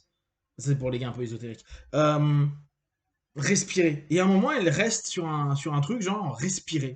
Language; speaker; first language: French; native; French